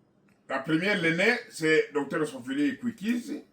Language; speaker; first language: French; non-native, local second language; Kongo